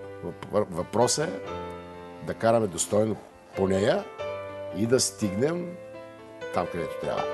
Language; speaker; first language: Bulgarian; native; Bulgarian